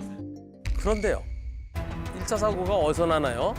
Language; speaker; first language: Korean; native; Korean